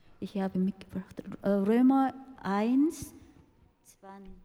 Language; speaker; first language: German; non-native, fluent; Korean